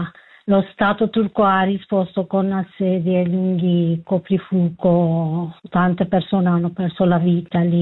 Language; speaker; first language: Italian; non-native, fluent; Kurdish